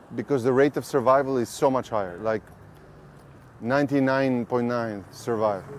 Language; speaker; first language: English; non-native, fluent; Albanian